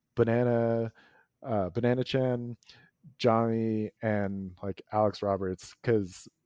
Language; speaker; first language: English; native; English